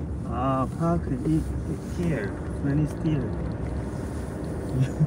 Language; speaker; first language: English; non-native, learner; Korean